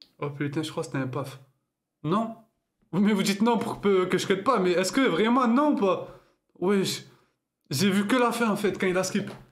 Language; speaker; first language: French; native; French